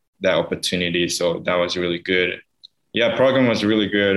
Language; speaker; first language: English; non-native, fluent; Japanese